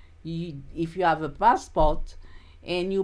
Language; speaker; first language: English; non-native, learner; Haitian Creole